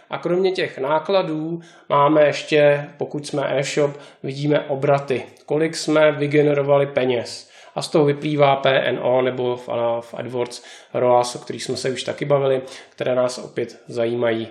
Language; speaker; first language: Czech; native; Czech